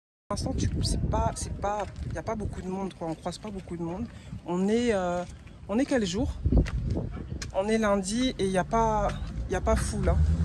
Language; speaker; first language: French; native; French